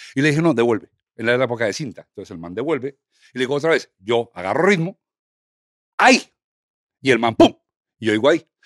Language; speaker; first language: Spanish; native; Spanish